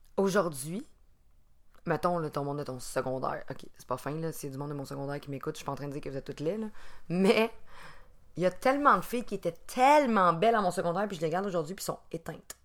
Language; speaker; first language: French; native; French